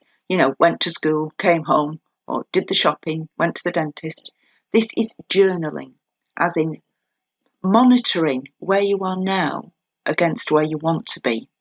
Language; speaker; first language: English; native; English